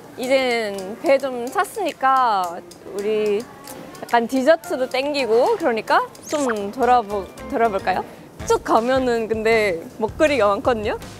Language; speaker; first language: Korean; non-native, fluent; Indonesian